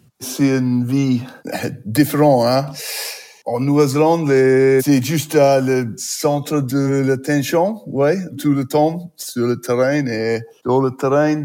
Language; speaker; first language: French; non-native, learner; English